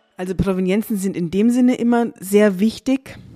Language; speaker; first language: German; native; German